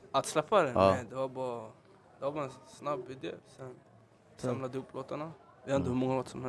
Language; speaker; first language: Swedish; early bilingual, other home language; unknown